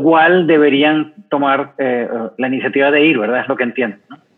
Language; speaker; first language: Spanish; native; Spanish